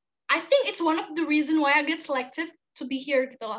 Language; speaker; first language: English; non-native, fluent; Indonesian